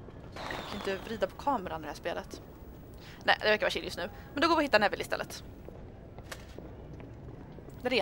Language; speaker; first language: Swedish; native; Swedish